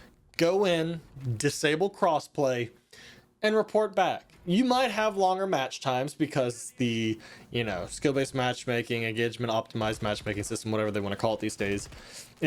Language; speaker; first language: English; native; English